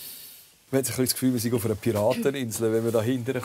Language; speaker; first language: German; native; German